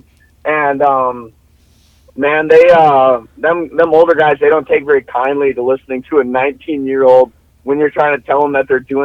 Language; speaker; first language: English; native; English